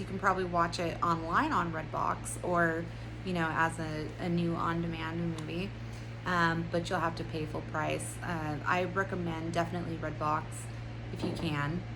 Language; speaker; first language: English; native; English